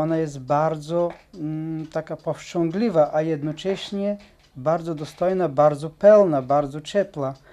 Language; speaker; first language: Polish; non-native, fluent; Bulgarian